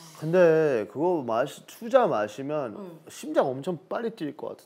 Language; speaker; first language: Korean; non-native, fluent; English